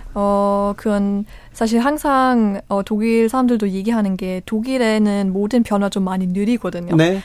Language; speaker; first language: Korean; non-native, fluent; German